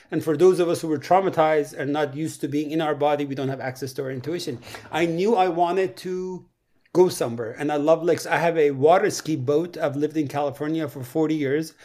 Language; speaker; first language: English; non-native, fluent; Persian